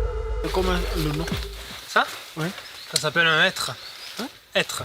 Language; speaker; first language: French; native; French